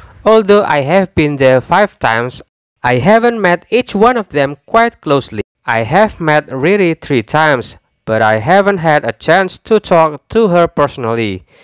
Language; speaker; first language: English; non-native, fluent; Indonesian